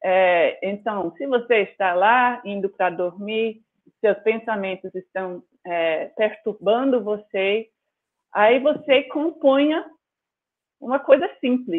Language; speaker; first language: Portuguese; non-native, fluent; English